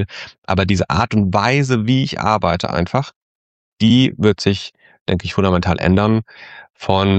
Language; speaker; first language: German; native; German